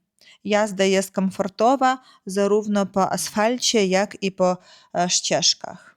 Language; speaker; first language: Polish; non-native, fluent; Ukrainian